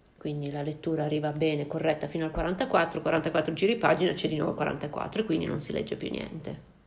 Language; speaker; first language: Italian; native; Italian